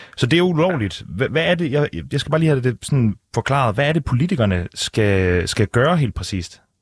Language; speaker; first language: Danish; native; Danish